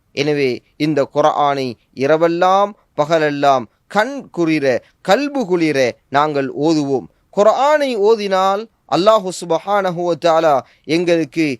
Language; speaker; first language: Tamil; native; Tamil